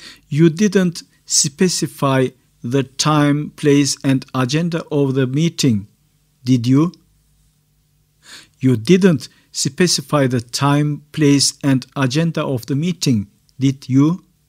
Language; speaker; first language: English; non-native, fluent; Turkish